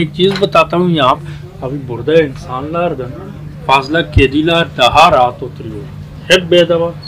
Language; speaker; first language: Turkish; non-native, learner; Urdu